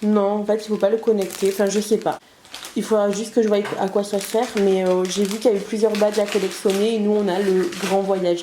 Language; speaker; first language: French; native; French